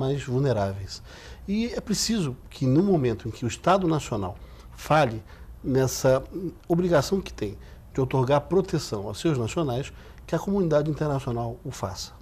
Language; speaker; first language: Portuguese; native; Portuguese